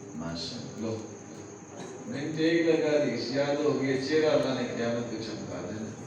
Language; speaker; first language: Urdu; non-native, local second language; Punjabi